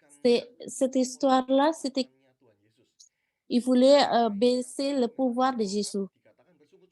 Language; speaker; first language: French; non-native, learner; Indonesian